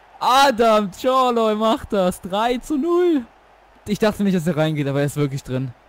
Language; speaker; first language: German; native; German